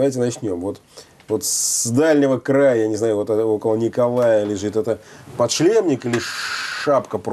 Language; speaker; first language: Russian; native; Russian